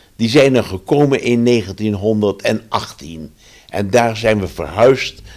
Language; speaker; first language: Dutch; early bilingual, other home language; German